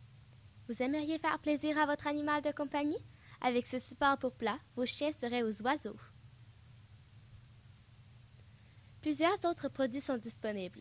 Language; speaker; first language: French; native; French